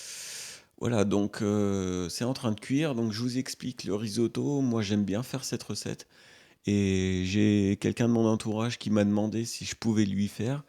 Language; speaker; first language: French; native; French